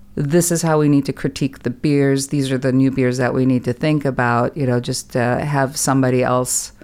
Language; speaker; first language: English; non-native, fluent; German